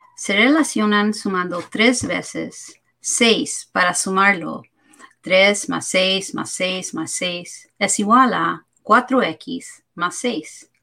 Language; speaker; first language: Spanish; early bilingual, heritage; Spanish